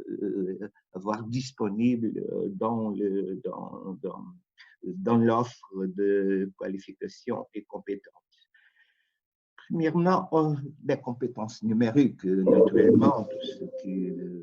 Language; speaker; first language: French; non-native, fluent; Portuguese